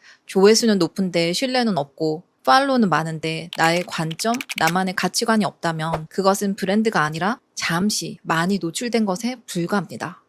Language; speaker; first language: Korean; native; Korean